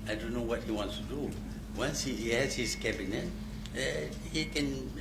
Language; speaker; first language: English; non-native, local second language; Malay